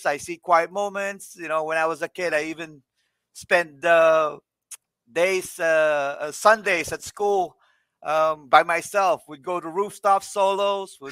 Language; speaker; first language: English; non-native, local second language; Filipino